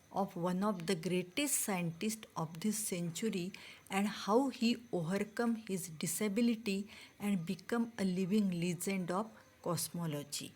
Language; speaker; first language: English; non-native, local second language; Marathi